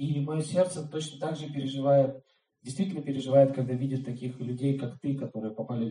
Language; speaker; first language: Russian; native; Russian